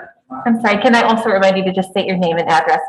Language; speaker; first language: English; native; English